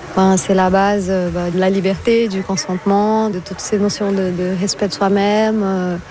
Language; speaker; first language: French; non-native, fluent; Portuguese